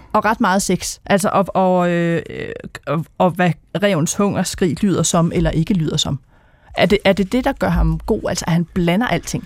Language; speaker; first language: Danish; native; Danish